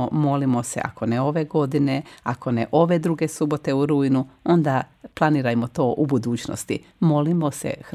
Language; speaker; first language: Croatian; native; Croatian